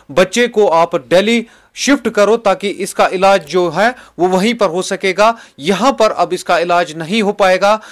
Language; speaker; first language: Hindi; non-native, local second language; Kashmiri